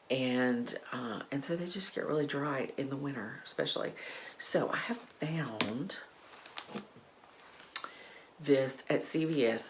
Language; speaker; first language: English; native; English